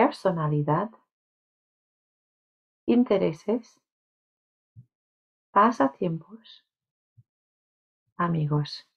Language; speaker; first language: Spanish; non-native, fluent; English